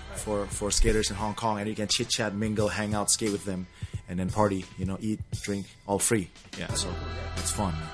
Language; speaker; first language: English; early bilingual, other home language; Indonesian